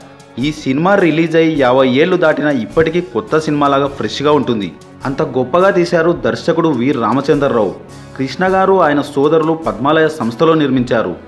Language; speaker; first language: Telugu; native; Telugu